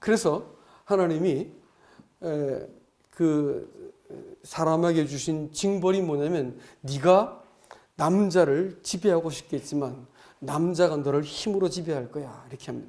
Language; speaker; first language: Korean; native; Korean